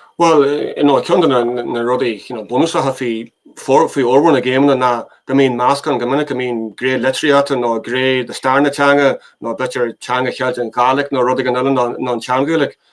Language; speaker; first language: Irish; native; Irish